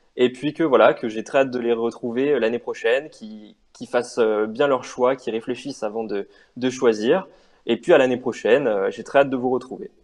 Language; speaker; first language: French; native; French